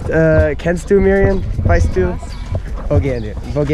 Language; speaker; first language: German; non-native, learner; English